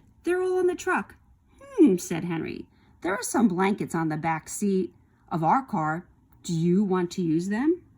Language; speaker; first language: English; native; English